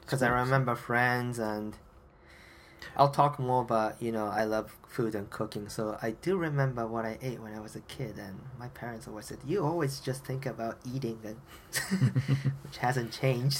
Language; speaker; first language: English; non-native, fluent; Japanese